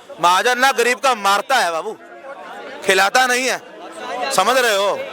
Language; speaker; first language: Hindi; native; Hindi